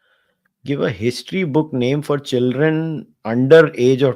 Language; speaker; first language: English; non-native, local second language; Hindi